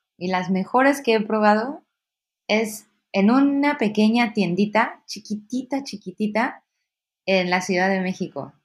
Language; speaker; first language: Spanish; native; Spanish